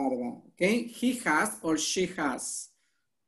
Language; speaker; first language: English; non-native, fluent; Spanish